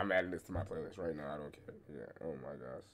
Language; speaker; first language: English; native; English